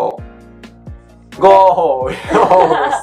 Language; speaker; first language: Japanese; non-native, learner; Chinese